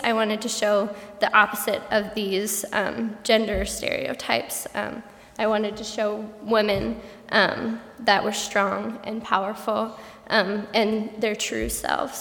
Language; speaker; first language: English; native; English